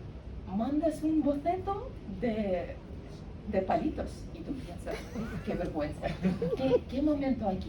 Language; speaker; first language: Spanish; non-native, learner; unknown